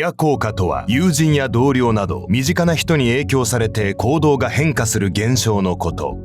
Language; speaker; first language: Japanese; native; Japanese